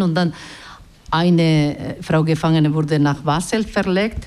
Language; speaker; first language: German; non-native, learner; Basque